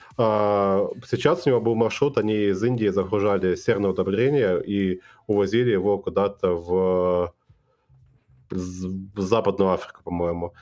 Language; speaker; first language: Russian; native; Russian